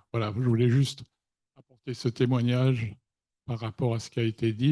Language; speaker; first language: French; native; French